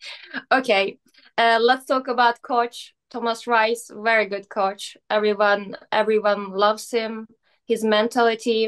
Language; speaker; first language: English; non-native, learner; Turkish